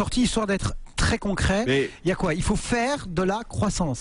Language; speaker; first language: French; native; French